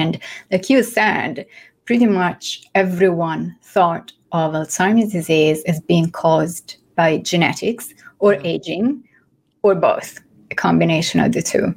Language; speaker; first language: English; non-native, fluent; Italian